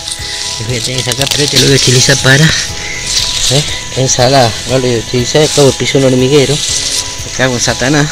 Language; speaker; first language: Spanish; native; Spanish